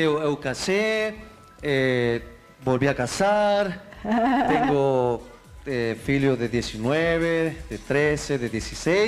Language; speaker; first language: Portuguese; non-native, learner; Spanish